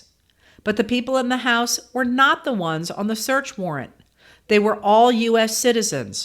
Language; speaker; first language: English; native; English